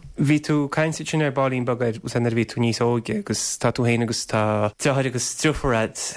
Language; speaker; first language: Irish; native; Irish